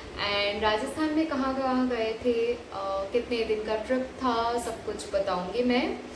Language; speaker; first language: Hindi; non-native, local second language; Bangla